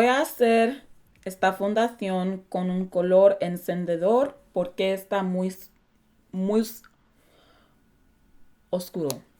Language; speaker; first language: Spanish; non-native, learner; English